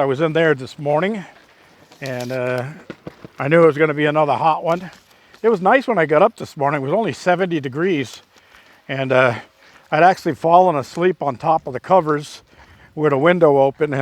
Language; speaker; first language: English; native; English